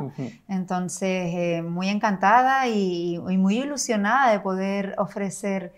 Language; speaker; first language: Spanish; native; Spanish